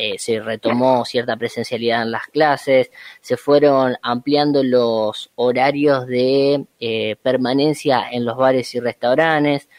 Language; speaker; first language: Spanish; native; Spanish